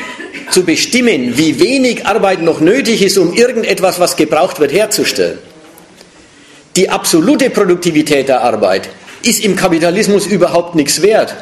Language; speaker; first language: German; native; German